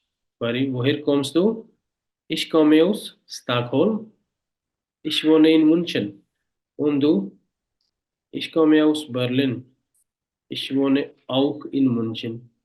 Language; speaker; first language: German; non-native, fluent; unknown